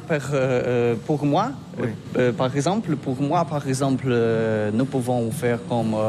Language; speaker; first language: French; non-native, learner; Polish